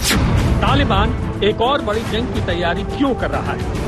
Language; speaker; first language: Hindi; native; Hindi